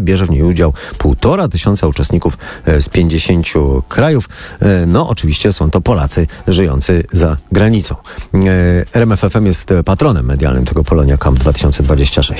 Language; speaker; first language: Polish; native; Polish